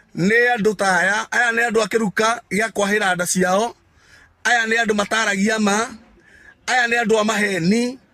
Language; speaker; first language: Kikuyu; non-native, local second language; Meru